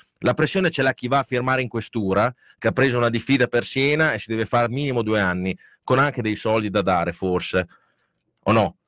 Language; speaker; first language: Italian; non-native, fluent; Spanish